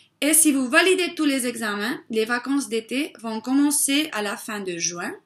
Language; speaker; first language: French; non-native, fluent; Spanish